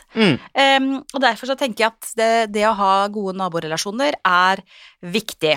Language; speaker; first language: Norwegian; native; Norwegian